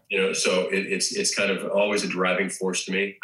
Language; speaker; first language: English; native; English